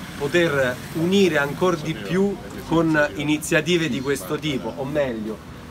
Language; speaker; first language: Italian; native; Italian